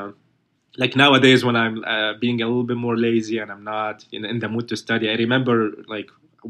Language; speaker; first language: English; non-native, fluent; Arabic